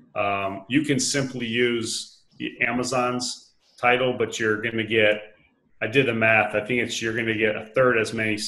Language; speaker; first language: English; native; English